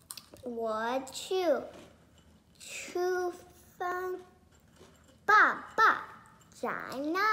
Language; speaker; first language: Chinese; early bilingual, heritage; Chinese